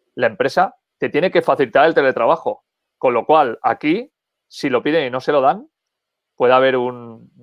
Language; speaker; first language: Spanish; native; Spanish